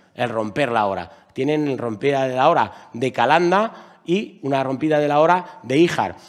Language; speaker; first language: Spanish; native; Spanish